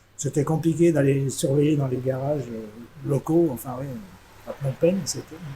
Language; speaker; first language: French; native; French